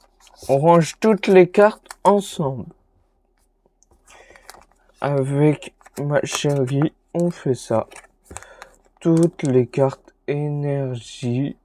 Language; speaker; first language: French; native; French